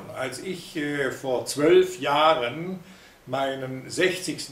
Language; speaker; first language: German; native; German